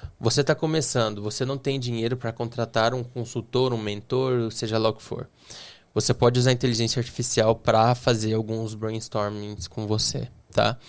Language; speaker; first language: Portuguese; native; Portuguese